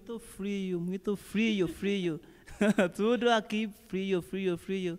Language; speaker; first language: Portuguese; non-native, learner; Yoruba